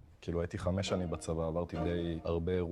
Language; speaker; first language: Hebrew; native; Hebrew